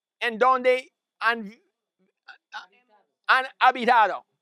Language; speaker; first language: Spanish; non-native, learner; English